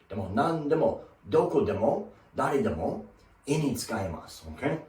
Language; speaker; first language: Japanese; non-native, learner; English